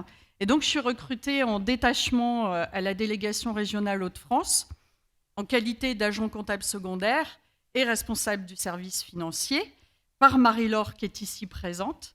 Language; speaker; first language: French; native; French